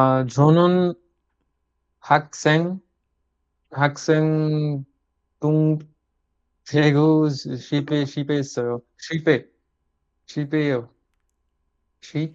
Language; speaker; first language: Korean; non-native, learner; Bangla